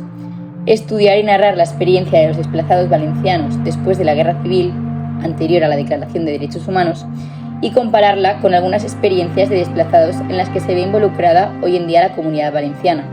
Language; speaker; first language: Spanish; native; Spanish